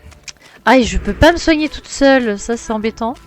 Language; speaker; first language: French; native; French